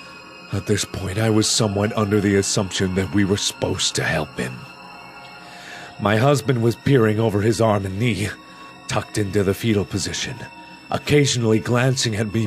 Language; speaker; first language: English; native; English